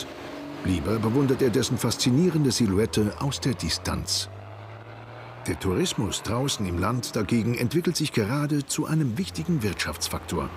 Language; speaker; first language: German; native; German